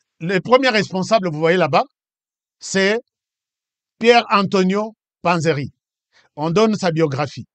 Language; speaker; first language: French; non-native, local second language; Lingala